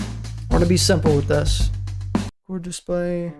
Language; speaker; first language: English; native; English